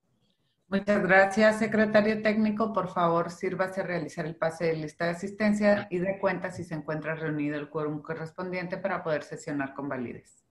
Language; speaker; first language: Spanish; native; Spanish